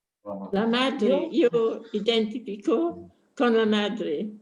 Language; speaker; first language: Spanish; non-native, fluent; English